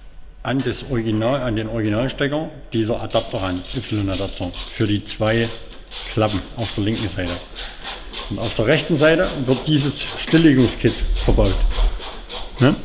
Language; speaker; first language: German; native; German